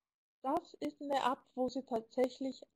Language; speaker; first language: German; non-native, fluent; Greek